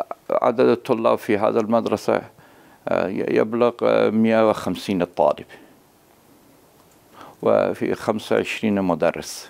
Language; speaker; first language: Arabic; non-native, learner; Persian